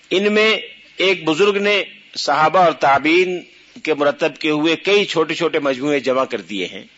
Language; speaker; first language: Urdu; native; Urdu